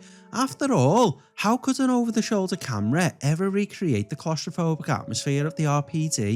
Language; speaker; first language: English; native; English